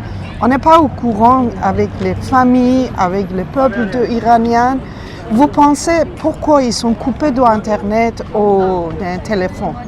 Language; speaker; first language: French; non-native, fluent; Persian